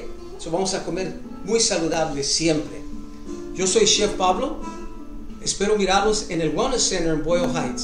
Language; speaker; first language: Spanish; early bilingual, other home language; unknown